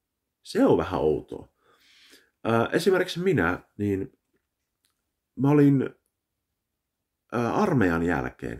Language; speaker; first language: Finnish; early bilingual, heritage; Finnish